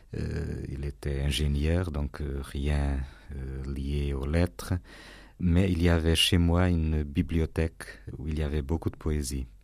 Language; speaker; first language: French; non-native, fluent; Portuguese